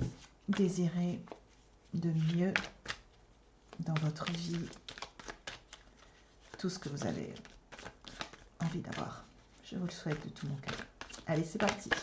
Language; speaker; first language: French; native; French